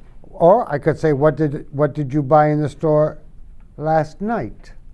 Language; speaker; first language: English; native; English